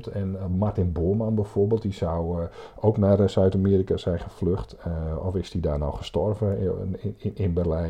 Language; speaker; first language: Dutch; native; Dutch